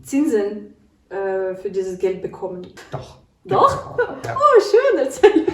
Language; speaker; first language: German; non-native, learner; Ukrainian